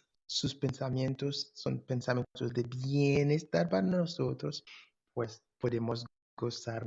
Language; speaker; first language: Spanish; non-native, fluent; English